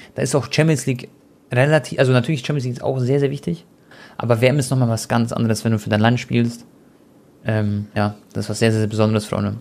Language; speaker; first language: German; early bilingual, other home language; Croatian